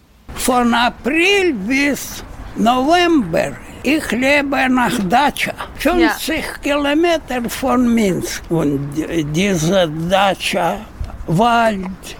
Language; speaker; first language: German; non-native, learner; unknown